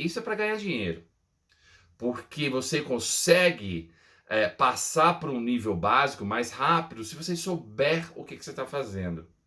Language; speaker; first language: Portuguese; non-native, fluent; English